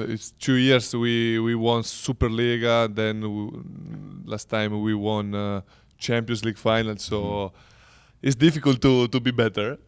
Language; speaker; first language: English; non-native, learner; Italian